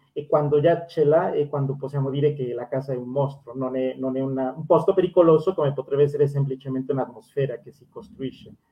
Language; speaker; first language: Italian; non-native, fluent; Spanish